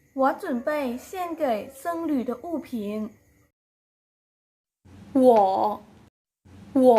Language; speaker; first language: Chinese; non-native, fluent; Thai